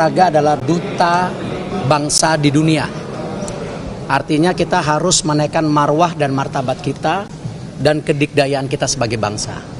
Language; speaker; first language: Indonesian; native; Indonesian